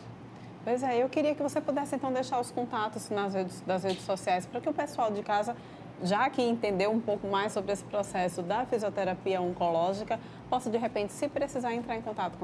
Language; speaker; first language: Portuguese; native; Portuguese